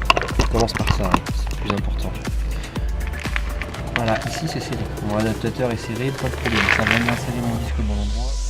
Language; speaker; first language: French; native; French